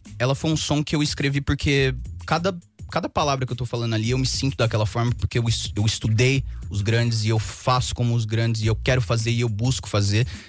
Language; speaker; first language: Portuguese; early bilingual, heritage; Portuguese